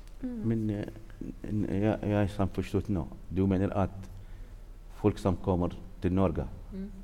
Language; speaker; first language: Norwegian; non-native, learner; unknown